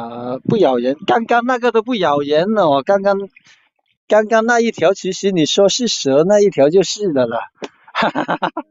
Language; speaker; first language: Chinese; native; Chinese